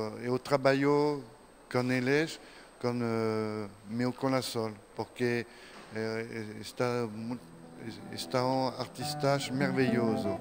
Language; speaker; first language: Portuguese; non-native, learner; French